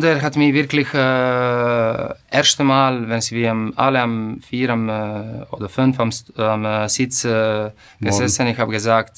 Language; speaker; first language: German; non-native, fluent; Croatian